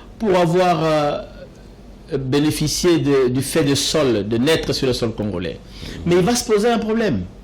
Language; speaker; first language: French; non-native, local second language; Lingala